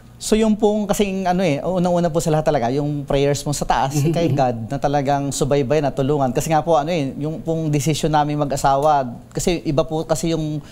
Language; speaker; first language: Filipino; native; Filipino